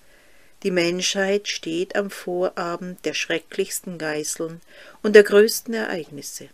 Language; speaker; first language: German; native; German